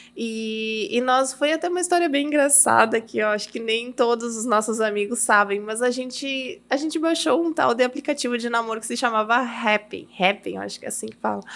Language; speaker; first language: Portuguese; early bilingual, heritage; Portuguese